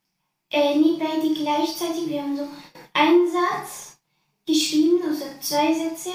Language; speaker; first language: German; early bilingual, other home language; Arabic